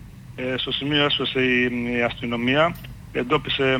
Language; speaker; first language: Greek; native; Greek